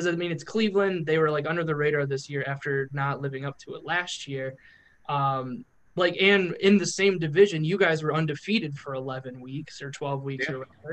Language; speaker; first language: English; native; English